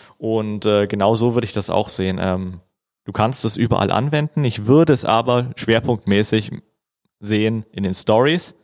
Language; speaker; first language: German; native; German